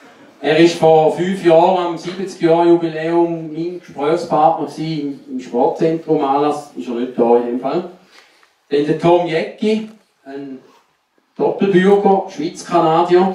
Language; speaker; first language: German; native; German